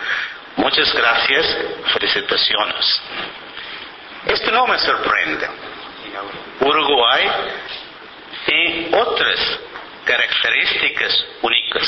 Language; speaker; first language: Spanish; non-native, learner; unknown